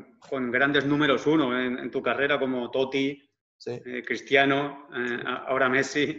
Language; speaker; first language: Spanish; native; Spanish